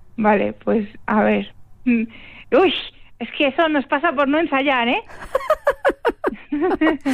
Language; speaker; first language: Spanish; native; Spanish